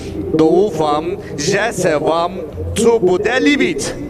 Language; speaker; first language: Czech; non-native, learner; Turkish